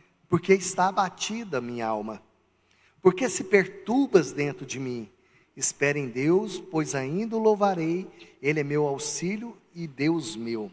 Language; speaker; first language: Portuguese; native; Portuguese